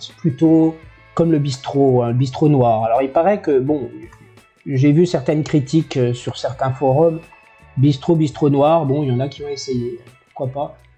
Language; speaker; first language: French; native; French